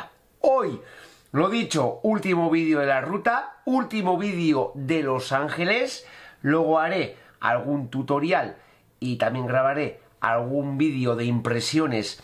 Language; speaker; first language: Spanish; native; Spanish